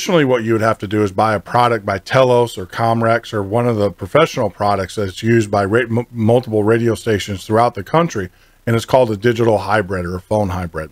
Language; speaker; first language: English; native; English